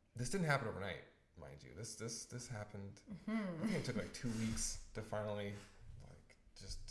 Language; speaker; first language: English; native; English